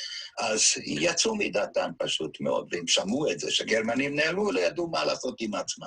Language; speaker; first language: Hebrew; non-native, fluent; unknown